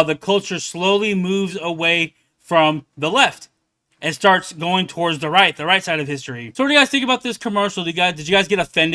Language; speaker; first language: English; native; English